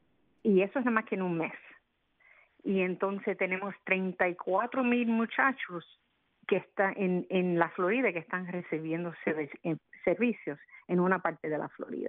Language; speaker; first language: Spanish; early bilingual, other home language; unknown